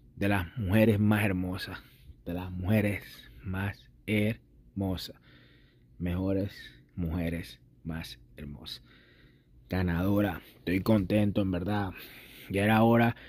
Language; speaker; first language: Spanish; native; Spanish